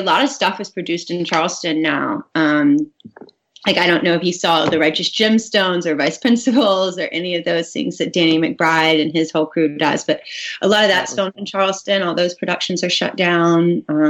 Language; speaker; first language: English; native; English